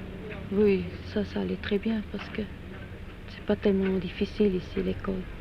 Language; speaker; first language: French; non-native, fluent; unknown